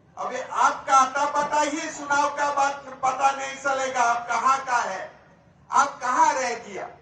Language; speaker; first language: Hindi; non-native, local second language; Assamese